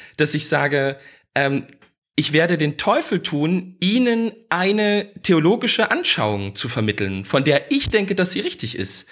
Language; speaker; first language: German; native; German